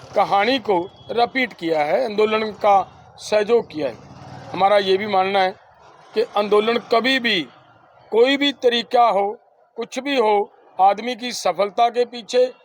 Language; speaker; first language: Hindi; non-native, local second language; Punjabi